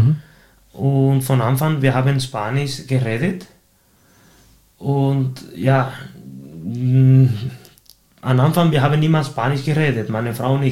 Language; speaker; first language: German; non-native, fluent; Spanish